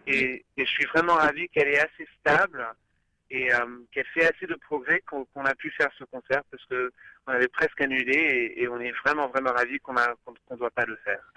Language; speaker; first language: French; early bilingual, other home language; English